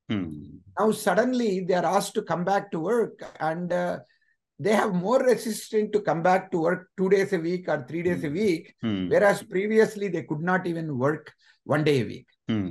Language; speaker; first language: English; non-native, local second language; Telugu